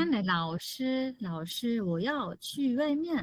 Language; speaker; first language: Chinese; non-native, fluent; Sinhala